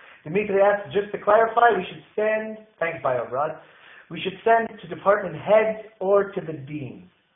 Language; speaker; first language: English; native; English